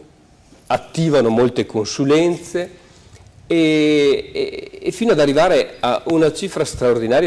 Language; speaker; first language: Italian; native; Italian